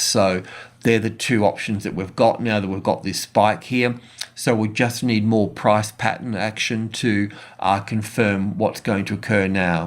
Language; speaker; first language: English; native; English